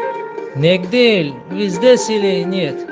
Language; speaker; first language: Russian; non-native, local second language; Tajik